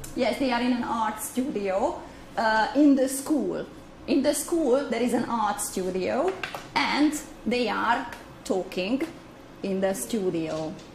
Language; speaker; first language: English; non-native, fluent; Hungarian